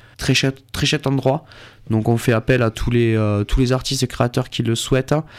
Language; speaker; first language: French; native; French